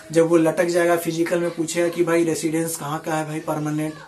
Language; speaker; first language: Hindi; native; Hindi